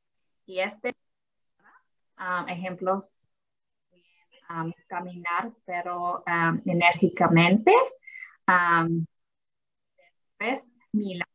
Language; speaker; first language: Spanish; early bilingual, heritage; English